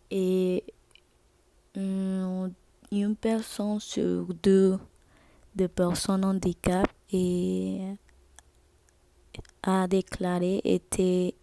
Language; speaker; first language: French; non-native, learner; Spanish